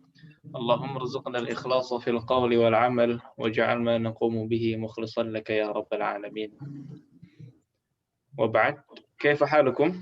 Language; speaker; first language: Arabic; non-native, fluent; Indonesian